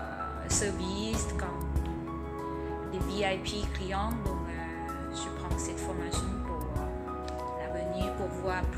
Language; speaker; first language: French; non-native, learner; Thai